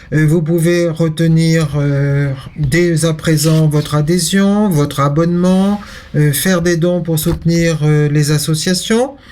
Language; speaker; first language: French; native; French